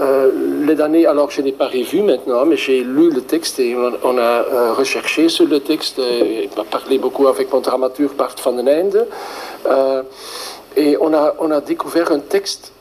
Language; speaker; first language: French; non-native, fluent; Dutch